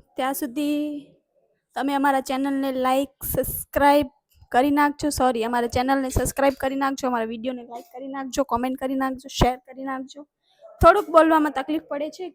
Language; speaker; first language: Gujarati; non-native, local second language; Kachhi